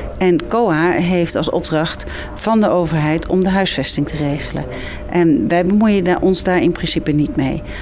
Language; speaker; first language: Dutch; native; Dutch